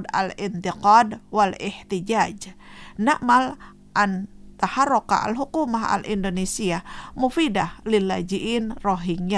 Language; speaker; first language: Arabic; non-native, fluent; Indonesian